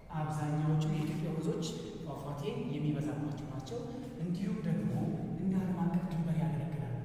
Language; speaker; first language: Amharic; native; Amharic